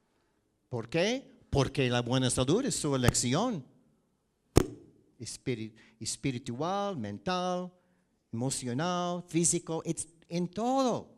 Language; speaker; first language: Spanish; non-native, learner; English